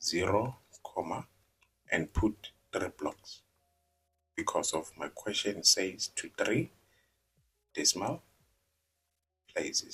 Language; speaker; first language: English; non-native, local second language; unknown